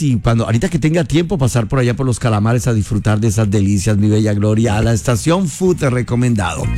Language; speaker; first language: Spanish; native; Spanish